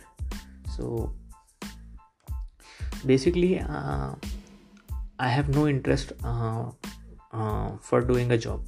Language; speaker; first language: English; non-native, local second language; Hindi